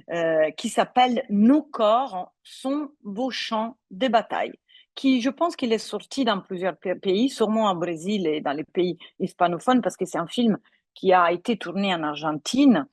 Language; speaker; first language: French; non-native, fluent; Italian